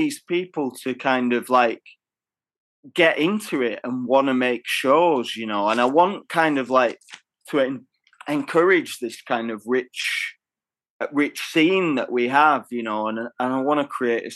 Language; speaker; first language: English; native; English